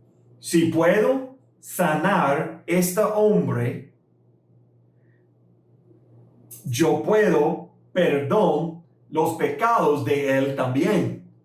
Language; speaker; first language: Spanish; non-native, fluent; English